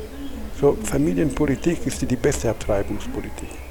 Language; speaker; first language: German; non-native, fluent; Italian